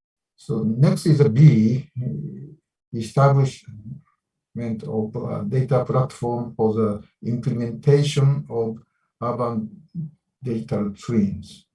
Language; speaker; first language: English; non-native, fluent; Japanese